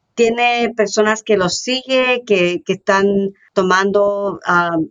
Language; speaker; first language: Spanish; early bilingual, heritage; Spanish